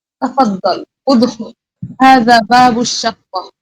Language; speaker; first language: Arabic; non-native, learner; Bangla